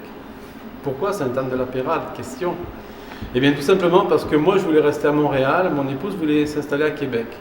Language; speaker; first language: French; native; French